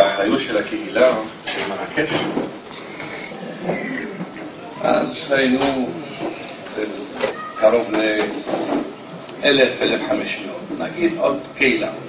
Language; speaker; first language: Hebrew; non-native, fluent; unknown